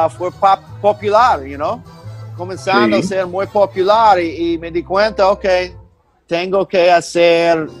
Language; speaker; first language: Spanish; non-native, fluent; English